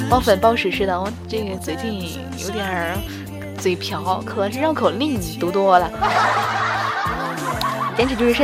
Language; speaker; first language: Chinese; native; Chinese